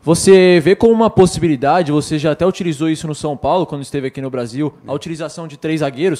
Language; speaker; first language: Portuguese; native; Portuguese